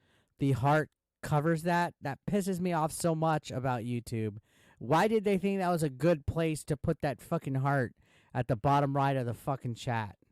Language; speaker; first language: English; native; English